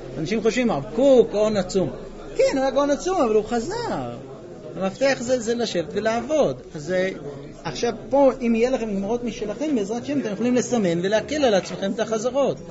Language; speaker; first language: Hebrew; non-native, fluent; English